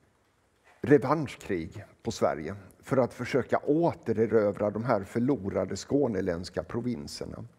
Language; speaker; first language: Swedish; native; Swedish